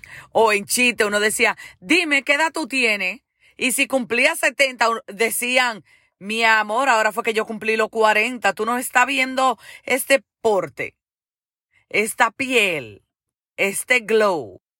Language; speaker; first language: Spanish; early bilingual, heritage; Spanish